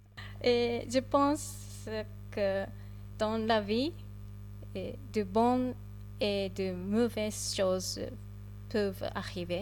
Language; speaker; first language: French; non-native, learner; Japanese